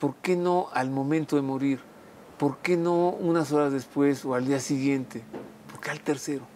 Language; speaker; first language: Spanish; native; Spanish